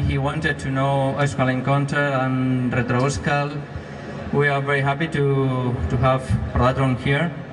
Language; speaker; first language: English; non-native, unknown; Spanish